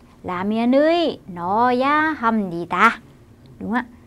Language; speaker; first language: Korean; non-native, fluent; Vietnamese